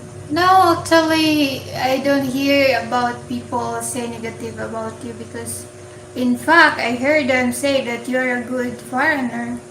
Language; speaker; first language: English; non-native, local second language; Filipino